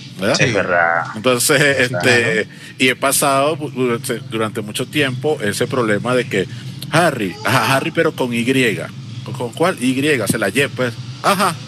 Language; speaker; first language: Spanish; native; Spanish